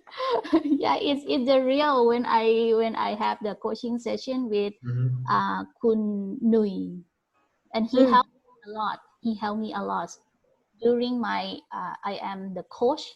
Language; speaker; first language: English; non-native, learner; Thai